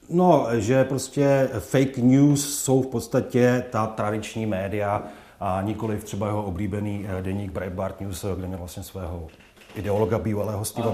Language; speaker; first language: Czech; native; Czech